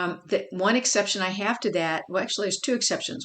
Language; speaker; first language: English; native; English